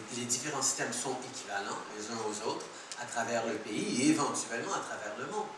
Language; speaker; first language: French; early bilingual, heritage; French